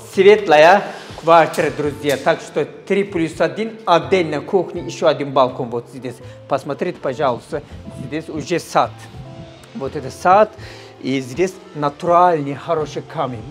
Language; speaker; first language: Russian; non-native, learner; Turkish